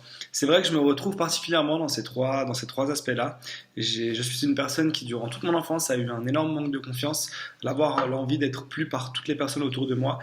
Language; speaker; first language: French; native; French